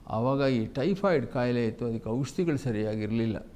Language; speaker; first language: Kannada; native; Kannada